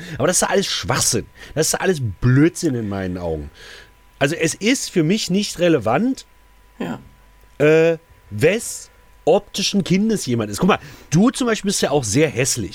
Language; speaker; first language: German; native; German